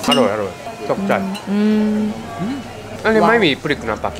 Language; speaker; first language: Thai; non-native, learner; Japanese